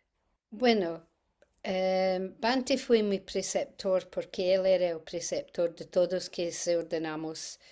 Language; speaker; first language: Spanish; non-native, fluent; English